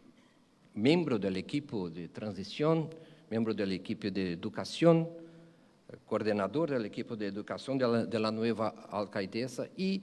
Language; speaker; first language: Spanish; non-native, fluent; Portuguese